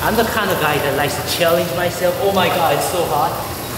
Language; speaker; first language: English; non-native, fluent; Korean